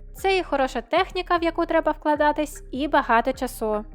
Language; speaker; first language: Ukrainian; non-native, local second language; Russian